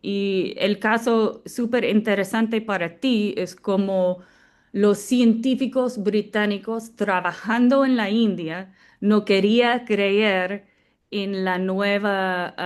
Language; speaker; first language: Spanish; non-native, fluent; English